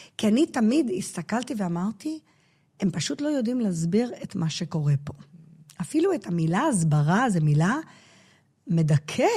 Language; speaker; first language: Hebrew; non-native, fluent; English